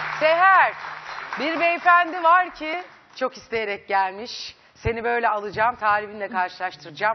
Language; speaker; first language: Turkish; native; Turkish